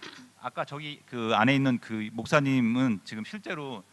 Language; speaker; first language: Korean; native; Korean